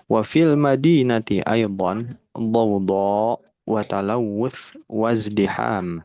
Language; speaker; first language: Arabic; non-native, fluent; Indonesian